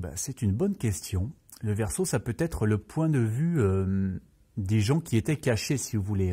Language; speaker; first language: French; native; French